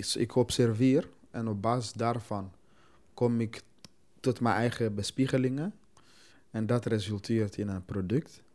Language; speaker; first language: Dutch; non-native, fluent; Swahili